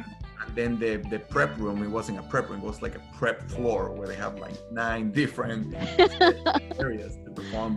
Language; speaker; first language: English; non-native, fluent; Spanish